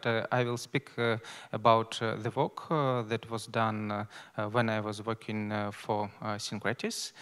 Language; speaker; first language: English; non-native, fluent; Russian